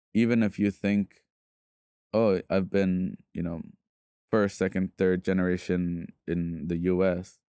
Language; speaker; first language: English; early bilingual, other home language; Spanish